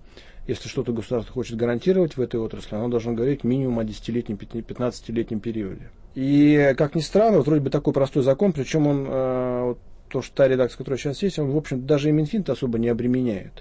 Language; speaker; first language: Russian; native; Russian